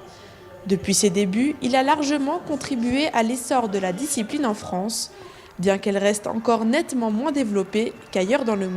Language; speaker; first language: French; native; French